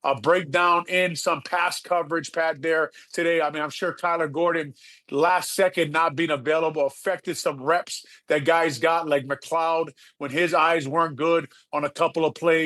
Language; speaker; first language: English; native; English